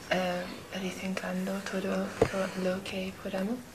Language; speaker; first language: Spanish; non-native, learner; English